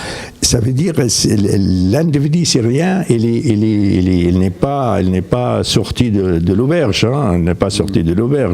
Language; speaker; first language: French; non-native, fluent; Arabic